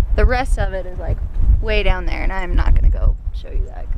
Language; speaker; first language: English; native; English